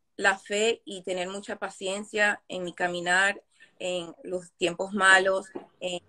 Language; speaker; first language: Spanish; native; Spanish